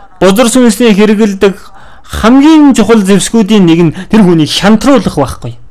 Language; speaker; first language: Mongolian; non-native, fluent; Korean